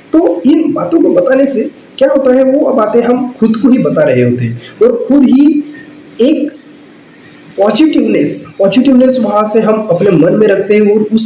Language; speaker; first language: Hindi; non-native, local second language; Marathi